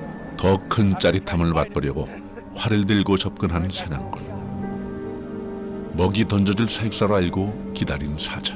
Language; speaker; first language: Korean; native; Korean